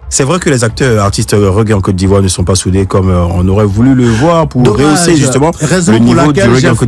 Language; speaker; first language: French; native; French